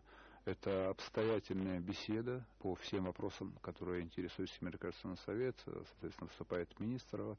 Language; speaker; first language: Russian; native; Russian